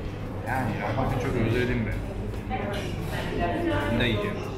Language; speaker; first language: Turkish; non-native, fluent; Japanese